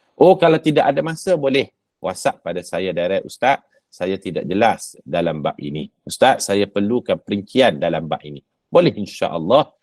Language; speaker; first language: Malay; native; Malay